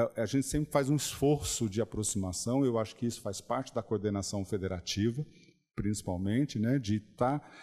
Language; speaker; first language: Portuguese; native; Portuguese